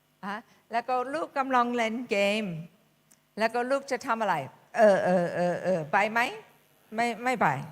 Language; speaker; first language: Thai; non-native, fluent; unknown